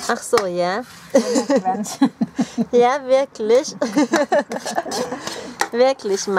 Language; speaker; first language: German; early bilingual, other home language; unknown